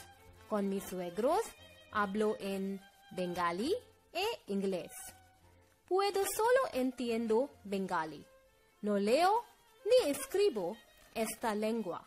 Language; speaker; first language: Spanish; non-native, learner; Hindi